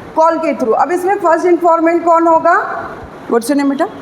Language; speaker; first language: Hindi; non-native, local second language; Marathi